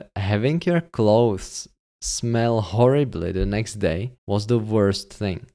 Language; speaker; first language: English; non-native, fluent; Czech